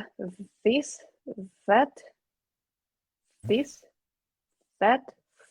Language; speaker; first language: English; non-native, learner; Ukrainian